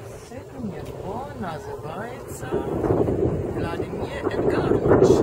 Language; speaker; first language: Russian; non-native, fluent; German